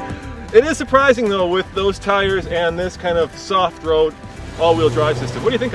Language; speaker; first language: English; native; English